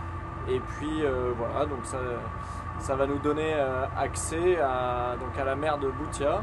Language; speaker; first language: French; native; French